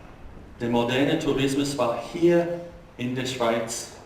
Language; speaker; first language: German; non-native, fluent; English